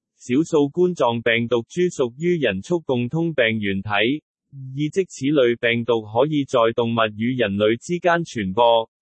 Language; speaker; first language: Chinese; non-native, local second language; Cantonese